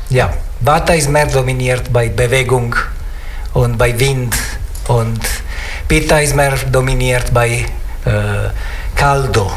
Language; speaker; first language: German; non-native, learner; Italian